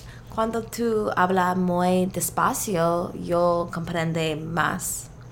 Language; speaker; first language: Spanish; non-native, learner; English